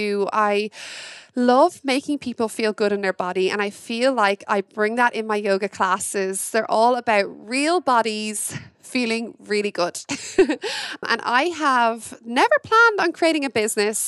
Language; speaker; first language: English; native; English